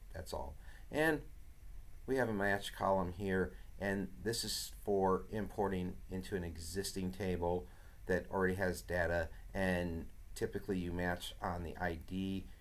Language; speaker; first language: English; native; English